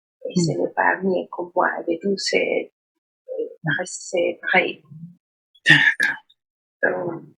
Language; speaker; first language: French; non-native, learner; Spanish